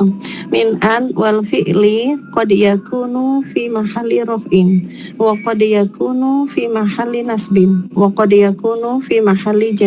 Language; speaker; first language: Arabic; non-native, learner; Indonesian